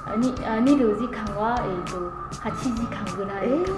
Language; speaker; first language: Japanese; non-native, learner; Vietnamese